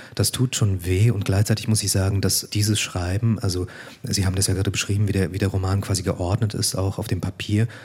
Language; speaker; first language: German; native; German